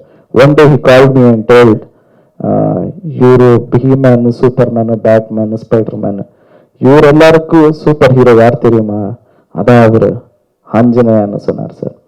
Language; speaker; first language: Tamil; non-native, learner; Kannada